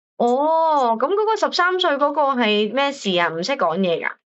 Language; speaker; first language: Cantonese; native; Cantonese